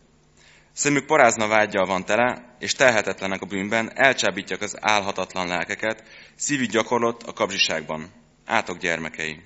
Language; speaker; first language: Hungarian; native; Hungarian